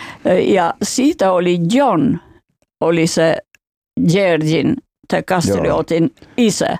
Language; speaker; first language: Finnish; non-native, fluent; Albanian